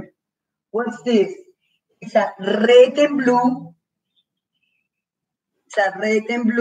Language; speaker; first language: English; non-native, fluent; Spanish